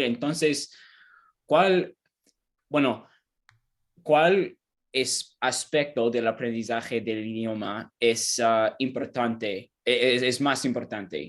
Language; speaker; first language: Spanish; non-native, learner; English